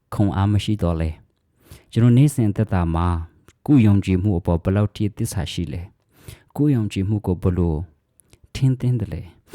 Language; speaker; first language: Burmese; native; Burmese